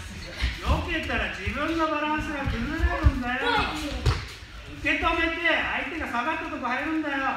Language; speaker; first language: Japanese; native; Japanese